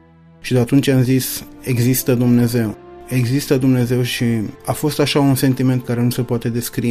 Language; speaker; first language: Romanian; native; Romanian